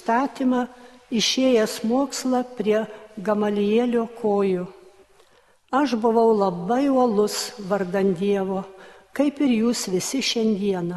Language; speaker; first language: Lithuanian; native; Lithuanian